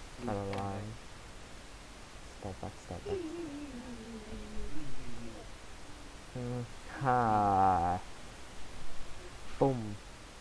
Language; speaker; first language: Thai; native; Thai